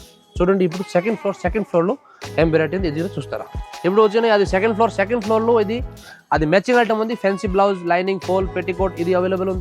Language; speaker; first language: Telugu; non-native, local second language; Urdu